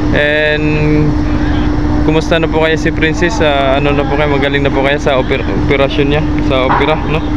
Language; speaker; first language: Filipino; non-native, local second language; Cebuano